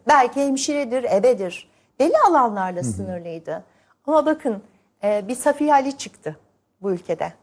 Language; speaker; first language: Turkish; native; Turkish